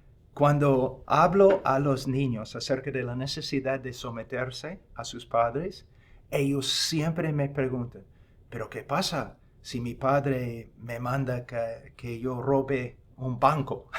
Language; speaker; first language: Spanish; non-native, fluent; English